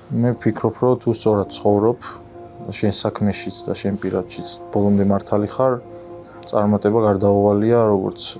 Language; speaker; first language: Georgian; native; Georgian